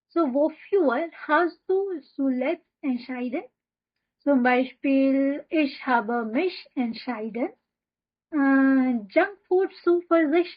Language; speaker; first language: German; non-native, fluent; Hindi